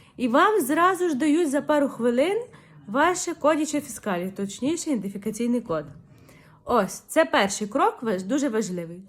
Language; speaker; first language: Ukrainian; native; Ukrainian